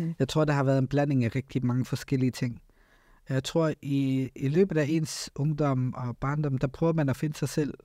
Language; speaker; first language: Danish; early bilingual, other home language; Arabic